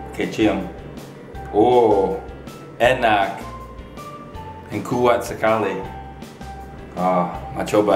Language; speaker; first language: Indonesian; non-native, fluent; English